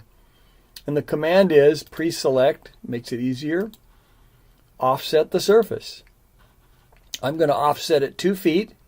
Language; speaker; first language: English; native; English